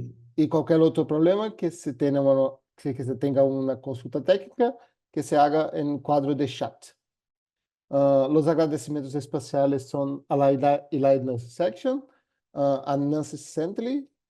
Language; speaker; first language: Spanish; non-native, fluent; Portuguese